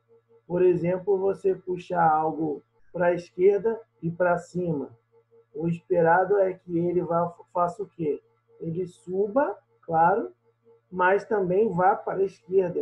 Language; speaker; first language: Portuguese; native; Portuguese